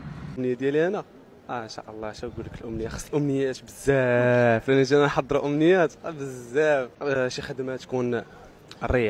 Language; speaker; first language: Arabic; native; Arabic